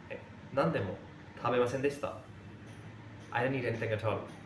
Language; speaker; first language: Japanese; non-native, fluent; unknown